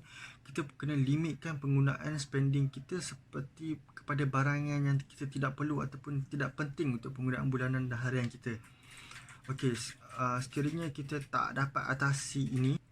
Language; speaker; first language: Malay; native; Malay